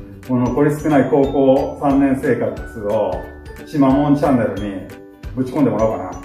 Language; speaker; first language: Japanese; native; Japanese